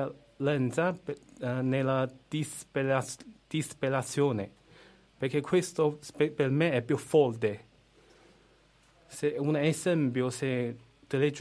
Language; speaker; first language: Italian; non-native, learner; Chinese